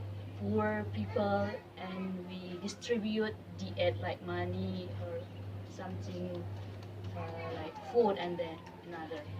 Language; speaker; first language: English; non-native, learner; Indonesian